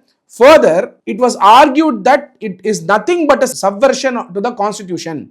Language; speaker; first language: English; non-native, local second language; Tamil